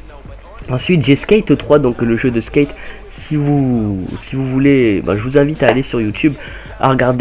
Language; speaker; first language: French; native; French